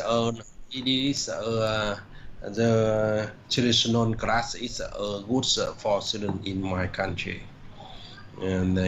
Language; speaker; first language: English; non-native, learner; Vietnamese